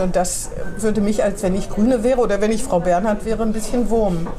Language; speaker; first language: German; native; German